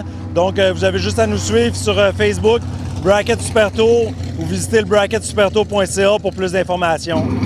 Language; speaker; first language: French; native; French